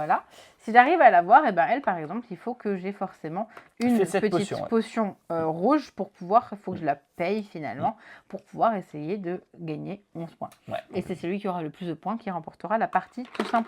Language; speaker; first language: French; native; French